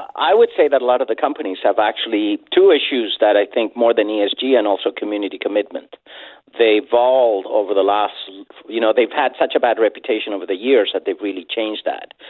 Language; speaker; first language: English; non-native, fluent; Spanish